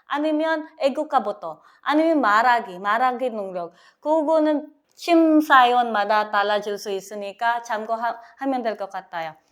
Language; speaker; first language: Korean; non-native, learner; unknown